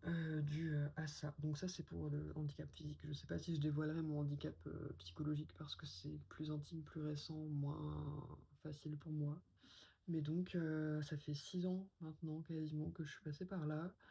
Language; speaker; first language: French; native; French